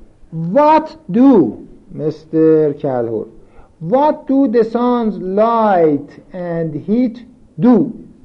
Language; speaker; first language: English; non-native, fluent; Persian